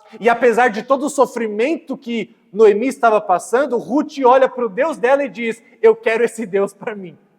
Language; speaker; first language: Portuguese; native; Portuguese